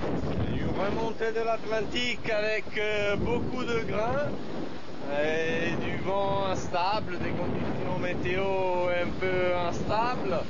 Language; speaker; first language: French; non-native, fluent; Italian